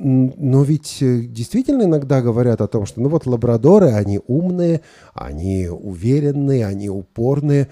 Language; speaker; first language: Russian; native; Russian